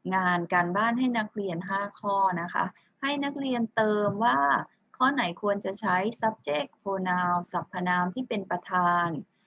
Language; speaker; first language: Thai; native; Thai